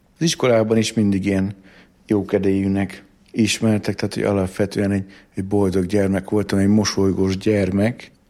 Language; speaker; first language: Hungarian; native; Hungarian